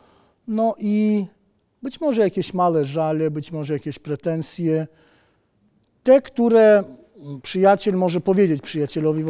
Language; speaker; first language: Polish; native; Polish